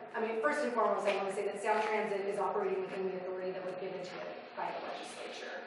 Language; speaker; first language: English; native; English